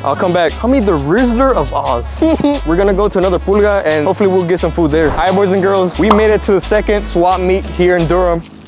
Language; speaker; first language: English; early bilingual, other home language; Spanish